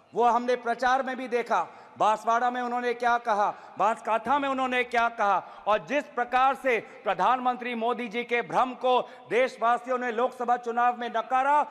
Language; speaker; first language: Hindi; non-native, local second language; Assamese